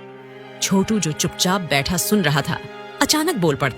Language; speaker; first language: Hindi; native; Hindi